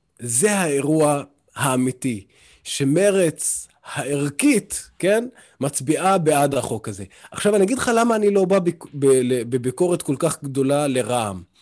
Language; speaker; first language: Hebrew; non-native, local second language; Arabic